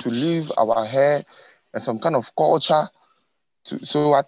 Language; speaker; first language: English; non-native, local second language; Ewe